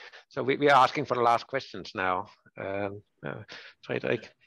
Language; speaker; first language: English; non-native, fluent; Danish